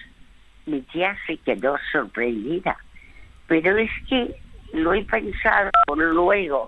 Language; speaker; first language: Spanish; early bilingual, other home language; French